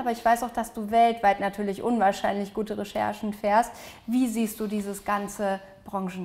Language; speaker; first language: German; native; German